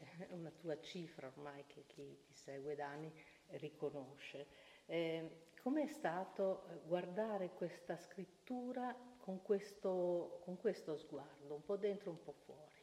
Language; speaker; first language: Italian; native; Italian